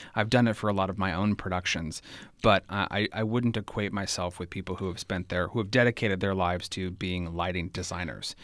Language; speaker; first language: English; native; English